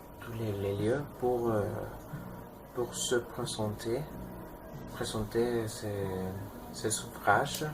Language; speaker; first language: French; non-native, learner; Spanish